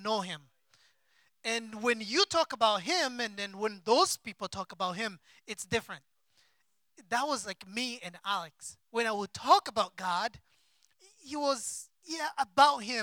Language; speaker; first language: English; non-native, local second language; Kinyarwanda